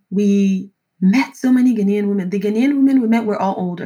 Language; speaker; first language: English; non-native, local second language; Yoruba